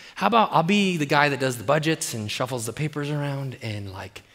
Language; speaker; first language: English; native; English